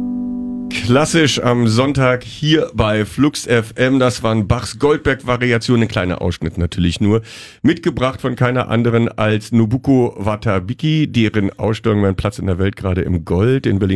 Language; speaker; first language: German; native; German